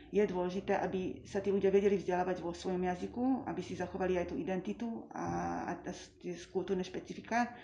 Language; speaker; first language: Slovak; non-native, local second language; Hungarian